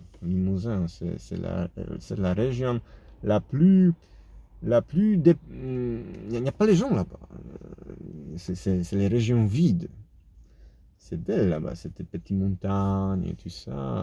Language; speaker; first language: French; non-native, fluent; Polish